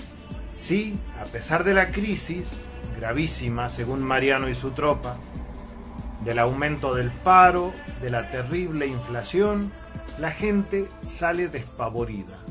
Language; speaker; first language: Spanish; native; Spanish